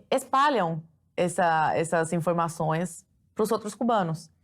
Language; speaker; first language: Portuguese; early bilingual, other home language; Spanish